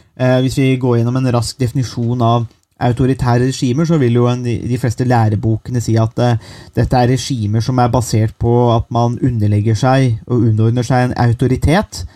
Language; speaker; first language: Norwegian; native; Norwegian